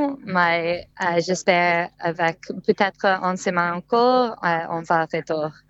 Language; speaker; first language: French; non-native, learner; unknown